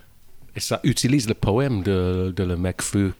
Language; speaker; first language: French; non-native, learner; English